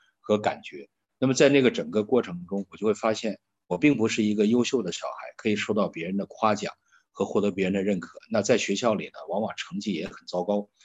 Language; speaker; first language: Chinese; native; Chinese